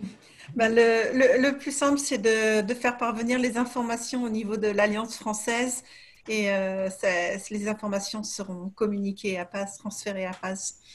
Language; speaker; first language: French; native; French